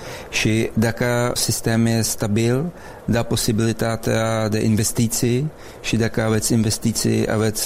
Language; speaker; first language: Romanian; non-native, learner; Czech